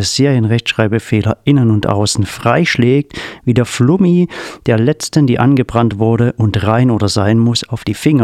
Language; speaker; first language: German; native; German